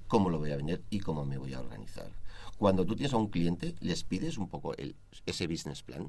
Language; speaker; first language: Spanish; native; Spanish